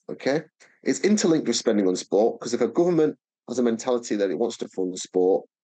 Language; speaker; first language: English; native; English